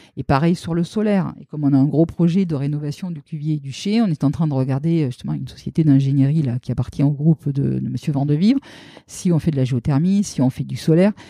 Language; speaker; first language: French; native; French